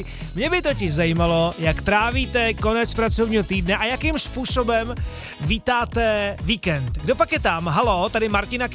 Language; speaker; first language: Czech; native; Czech